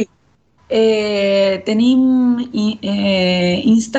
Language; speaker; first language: Catalan; non-native, fluent; Spanish